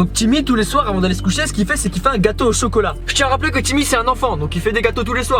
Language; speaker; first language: French; native; French